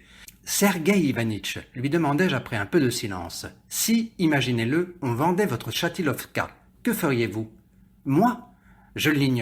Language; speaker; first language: French; native; French